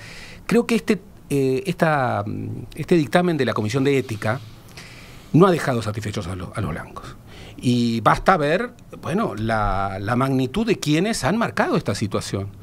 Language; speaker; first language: Spanish; native; Spanish